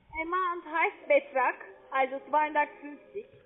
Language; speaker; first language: German; non-native, learner; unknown